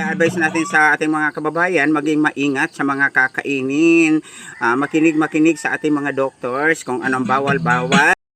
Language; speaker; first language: Filipino; non-native, local second language; Bikol